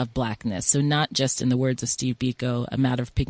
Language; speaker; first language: English; native; English